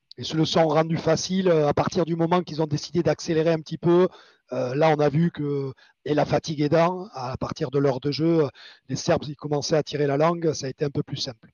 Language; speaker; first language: French; native; French